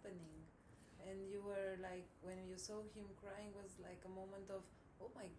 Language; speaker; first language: English; non-native, fluent; Romanian